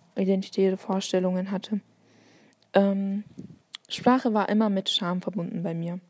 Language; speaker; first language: German; non-native, local second language; Turkish